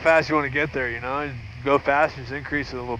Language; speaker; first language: English; native; English